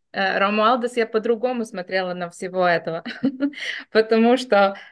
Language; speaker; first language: Russian; non-native, local second language; Latvian